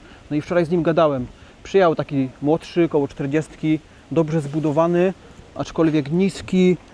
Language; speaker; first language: Polish; native; Polish